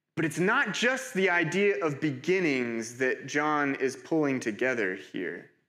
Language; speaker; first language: English; native; English